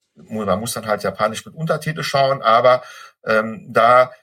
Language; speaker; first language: German; native; German